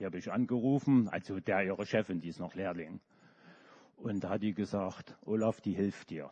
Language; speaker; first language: German; native; German